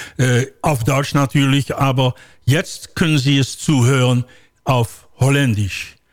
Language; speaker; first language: German; non-native, learner; Dutch